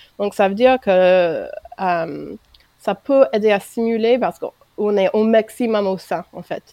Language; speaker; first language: French; non-native, fluent; English